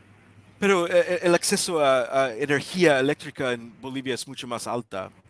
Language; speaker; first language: Spanish; non-native, learner; English